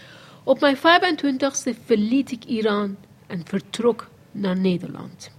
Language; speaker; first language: Dutch; non-native, fluent; Persian